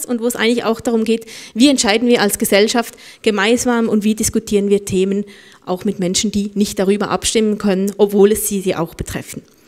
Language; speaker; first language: German; native; German